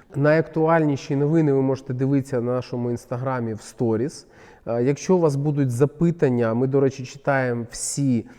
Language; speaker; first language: Ukrainian; non-native, local second language; Russian